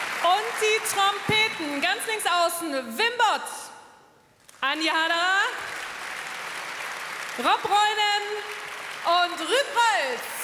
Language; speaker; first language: German; native; German